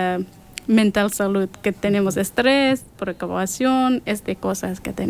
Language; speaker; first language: Spanish; non-native, learner; Persian